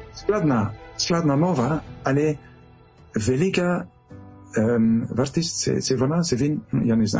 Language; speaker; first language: Ukrainian; non-native, learner; French